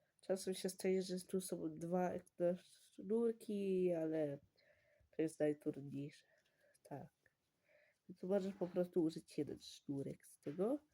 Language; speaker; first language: Polish; early bilingual, heritage; Polish